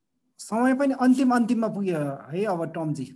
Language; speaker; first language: Nepali; native; Nepali